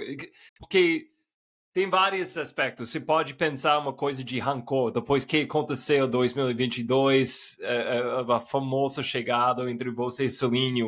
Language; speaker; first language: Portuguese; non-native, fluent; English